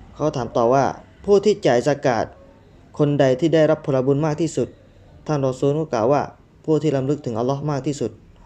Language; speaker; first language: Thai; non-native, local second language; Malay